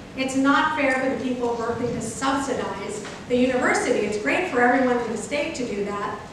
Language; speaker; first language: English; native; English